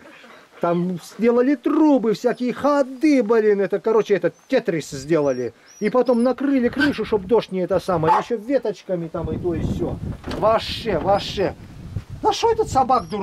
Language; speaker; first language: Russian; native; Russian